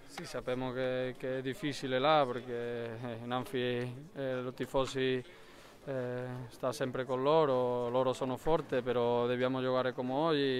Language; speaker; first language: Italian; non-native, learner; Spanish